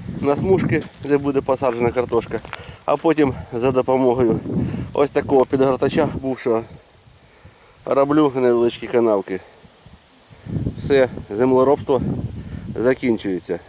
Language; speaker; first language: Ukrainian; native; Ukrainian